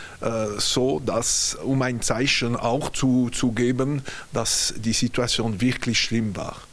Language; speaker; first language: German; non-native, local second language; French